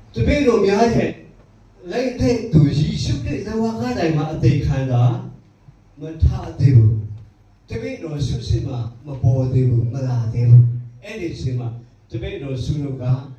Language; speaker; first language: Burmese; non-native, local second language; Hakha Chin